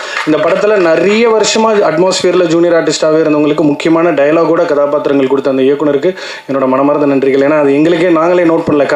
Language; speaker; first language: Tamil; native; Tamil